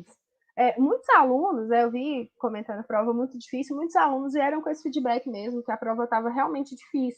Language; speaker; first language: Portuguese; native; Portuguese